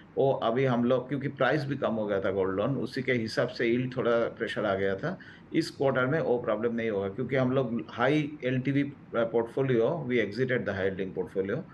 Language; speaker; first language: Hindi; non-native, local second language; Bangla